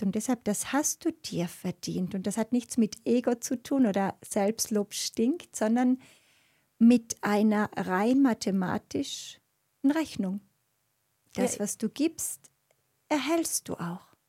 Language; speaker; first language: German; native; German